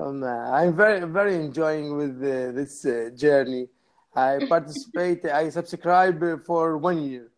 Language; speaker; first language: English; non-native, learner; Arabic